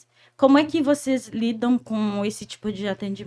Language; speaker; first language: Portuguese; non-native, fluent; Haitian Creole